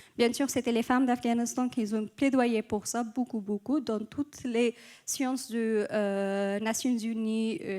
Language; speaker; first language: French; non-native, fluent; Persian